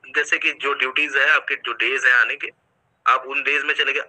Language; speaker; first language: Hindi; native; Hindi